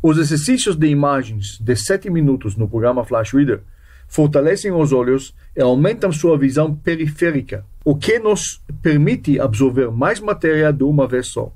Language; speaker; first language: Portuguese; non-native, fluent; Hebrew